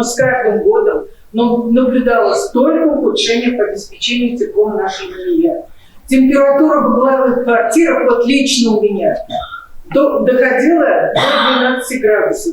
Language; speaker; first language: Russian; native; Russian